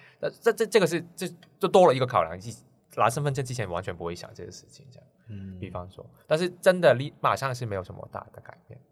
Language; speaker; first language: Chinese; non-native, local second language; Cantonese